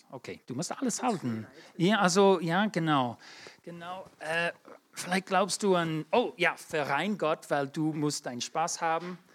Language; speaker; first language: German; non-native, fluent; English